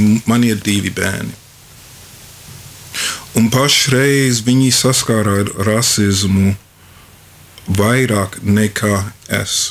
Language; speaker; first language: Latvian; non-native, fluent; English